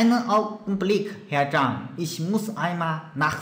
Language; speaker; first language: German; non-native, fluent; Chinese